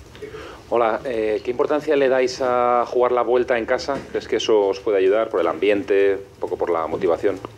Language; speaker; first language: Spanish; native; Spanish